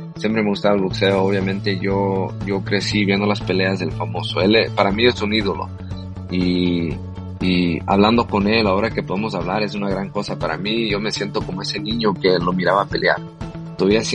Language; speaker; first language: Spanish; early bilingual, heritage; Spanish